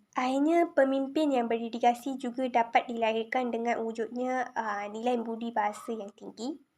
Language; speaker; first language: Malay; non-native, local second language; Tamil